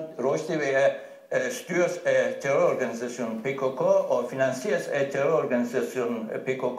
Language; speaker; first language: Danish; non-native, fluent; Turkish